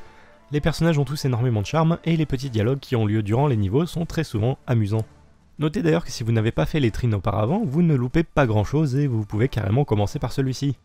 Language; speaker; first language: French; native; French